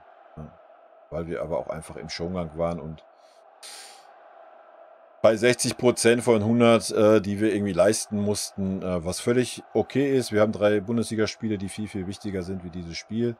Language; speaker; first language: German; native; German